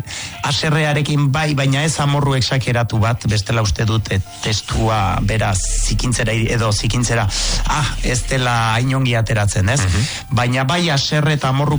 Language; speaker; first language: Basque; non-native, local second language; Spanish